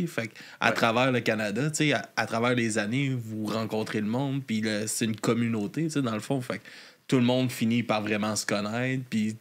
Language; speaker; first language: French; native; French